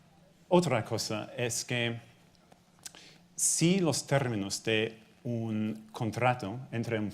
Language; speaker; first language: Spanish; non-native, fluent; English